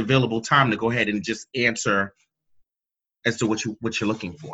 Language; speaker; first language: English; native; English